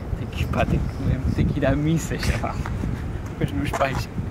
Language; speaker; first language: Portuguese; early bilingual, heritage; Portuguese